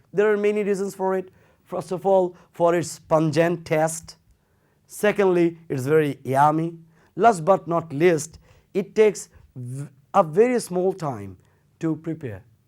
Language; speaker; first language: English; non-native, local second language; Bangla